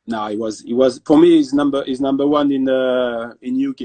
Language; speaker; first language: English; non-native, fluent; French